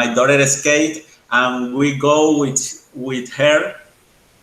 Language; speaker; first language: English; non-native, learner; Spanish